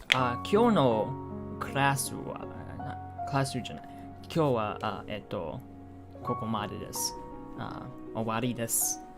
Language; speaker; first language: Japanese; non-native, learner; English